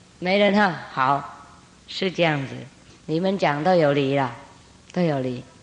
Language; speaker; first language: Chinese; non-native, fluent; Vietnamese